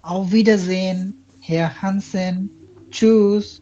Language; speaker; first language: German; non-native, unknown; Bangla